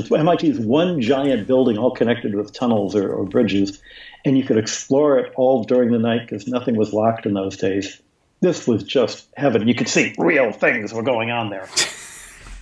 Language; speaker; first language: English; native; English